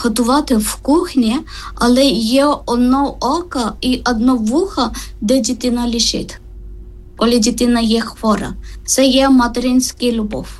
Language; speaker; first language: Ukrainian; non-native, learner; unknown